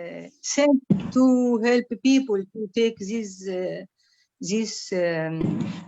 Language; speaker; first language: English; non-native, learner; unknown